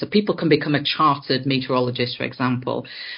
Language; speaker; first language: English; native; English